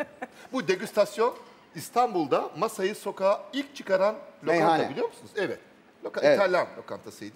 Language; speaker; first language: Turkish; native; Turkish